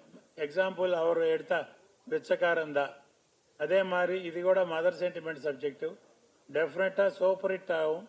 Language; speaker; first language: Tamil; non-native, learner; Telugu